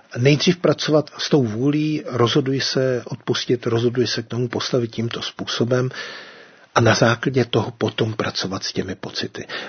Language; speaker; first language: Czech; native; Czech